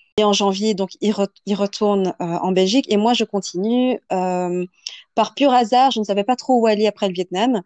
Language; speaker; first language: French; early bilingual, other home language; Vietnamese